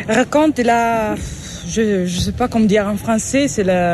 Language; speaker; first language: French; non-native, learner; Italian